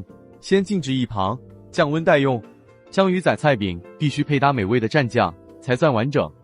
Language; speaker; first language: Chinese; native; Chinese